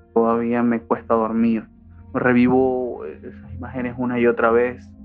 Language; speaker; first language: Spanish; native; Spanish